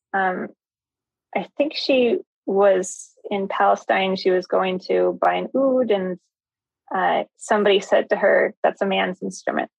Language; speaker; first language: English; native; English